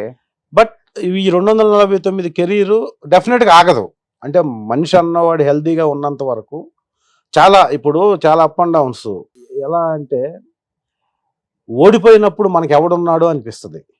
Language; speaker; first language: Telugu; native; Telugu